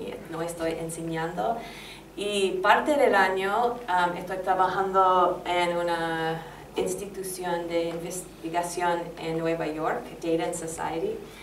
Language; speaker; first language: Spanish; non-native, learner; English